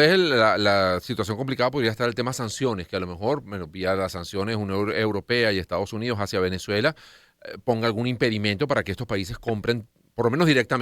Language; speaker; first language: Spanish; native; Spanish